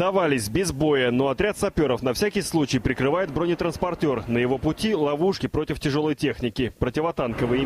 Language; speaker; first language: Russian; native; Russian